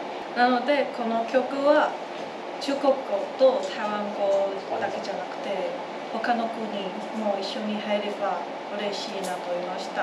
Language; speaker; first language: Japanese; non-native, fluent; Chinese